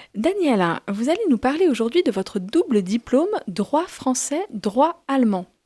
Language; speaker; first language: French; native; French